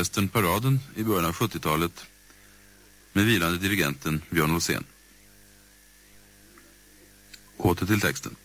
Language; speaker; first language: Swedish; native; Swedish